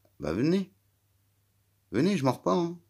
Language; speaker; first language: French; native; French